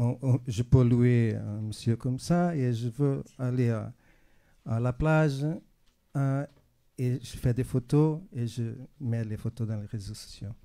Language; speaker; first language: French; non-native, fluent; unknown